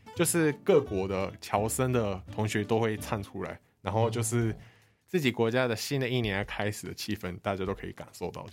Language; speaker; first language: Chinese; non-native, fluent; Japanese